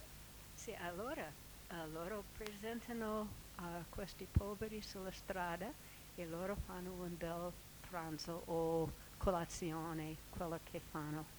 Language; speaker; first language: Italian; non-native, fluent; English